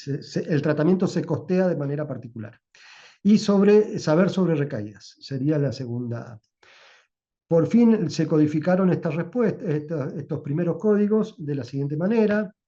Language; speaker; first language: Spanish; native; Spanish